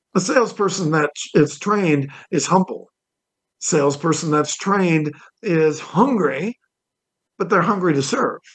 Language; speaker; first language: English; native; English